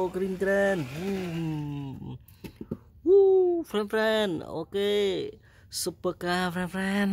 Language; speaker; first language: English; non-native, learner; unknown